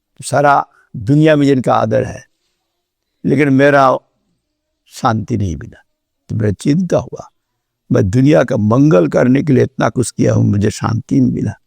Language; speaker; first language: Hindi; non-native, local second language; Bangla